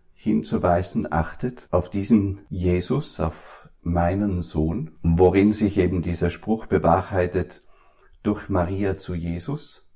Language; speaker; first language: German; native; German